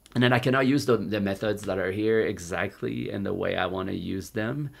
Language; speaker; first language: English; native; English